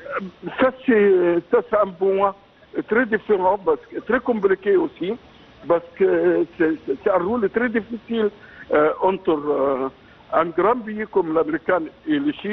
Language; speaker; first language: French; non-native, fluent; Arabic